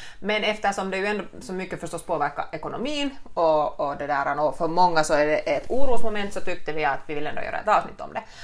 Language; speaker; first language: Swedish; native; Swedish